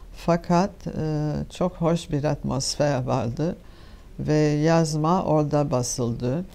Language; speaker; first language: Turkish; non-native, fluent; French